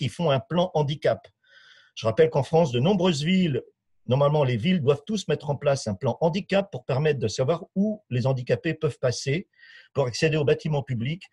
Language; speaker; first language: French; native; French